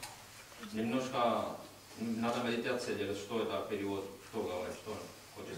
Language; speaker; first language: Russian; non-native, learner; Hindi